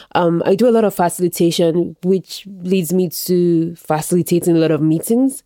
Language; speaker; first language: English; non-native, local second language; Yoruba